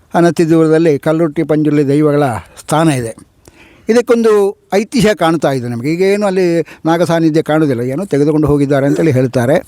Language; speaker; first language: Kannada; non-native, local second language; Tulu